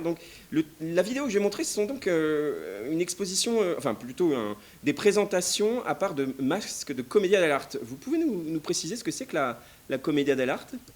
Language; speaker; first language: French; native; French